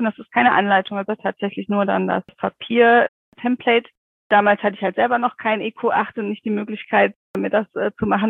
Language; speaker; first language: German; native; German